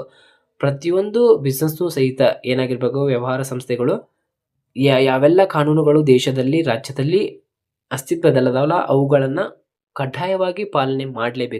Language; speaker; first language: Kannada; native; Kannada